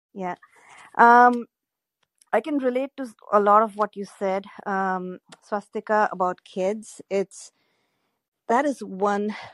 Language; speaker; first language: English; non-native, local second language; Gujarati